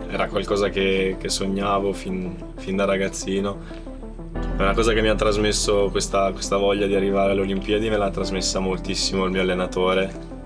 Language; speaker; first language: Italian; native; Italian